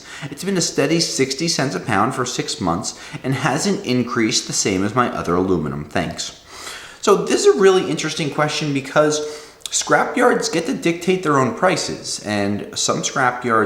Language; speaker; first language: English; native; English